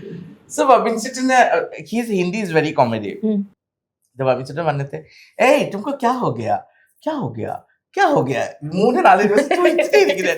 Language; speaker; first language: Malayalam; non-native, fluent; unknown